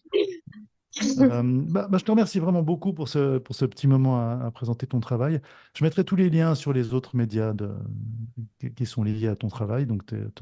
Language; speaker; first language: French; native; French